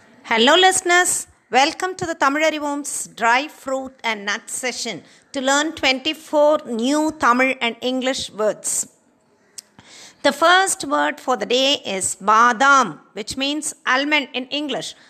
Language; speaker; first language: English; non-native, local second language; Tamil